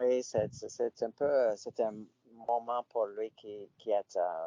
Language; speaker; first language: French; non-native, learner; English